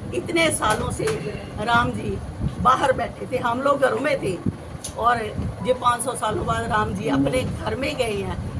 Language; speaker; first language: Hindi; non-native, local second language; Punjabi